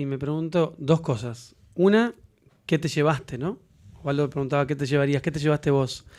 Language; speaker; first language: Spanish; native; Spanish